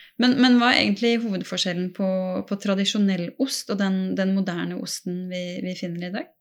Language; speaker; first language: Norwegian; native; Norwegian